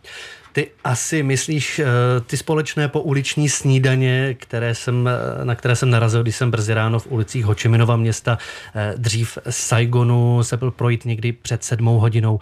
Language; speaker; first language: Czech; native; Czech